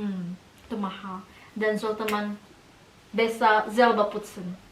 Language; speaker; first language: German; non-native, learner; Indonesian